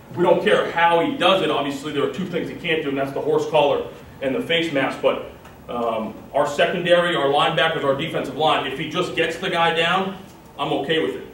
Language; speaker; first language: English; native; English